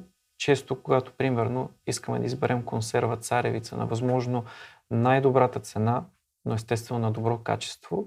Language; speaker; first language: Bulgarian; native; Bulgarian